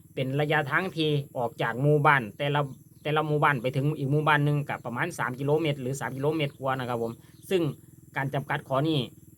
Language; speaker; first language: Thai; native; Thai